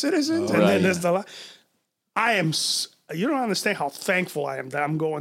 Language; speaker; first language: English; non-native, fluent; Romanian